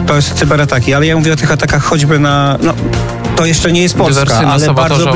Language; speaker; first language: Polish; native; Polish